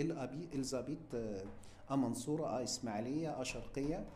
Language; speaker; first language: French; non-native, fluent; Arabic